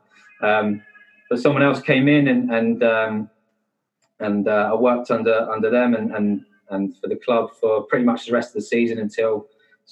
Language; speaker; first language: English; native; English